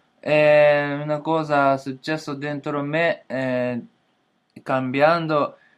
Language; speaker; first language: Italian; non-native, learner; Japanese